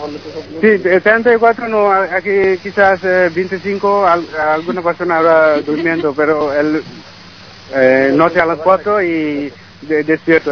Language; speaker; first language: Spanish; non-native, learner; Bangla